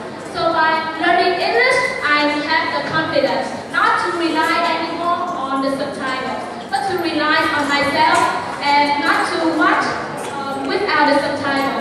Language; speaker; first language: English; non-native, learner; Vietnamese